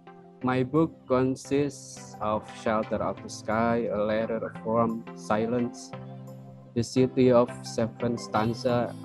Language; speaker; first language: English; non-native, learner; Indonesian